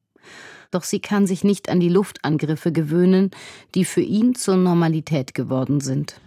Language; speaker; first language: German; native; German